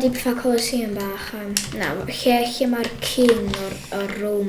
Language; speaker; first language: Welsh; native; Welsh